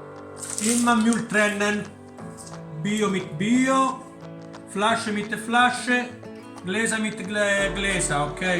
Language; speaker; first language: German; non-native, learner; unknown